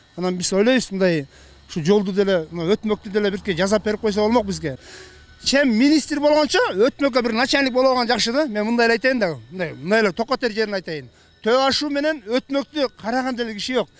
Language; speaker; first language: Kyrgyz; native; Kyrgyz